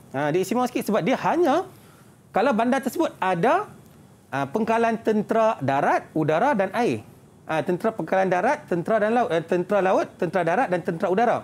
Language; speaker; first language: Malay; native; Malay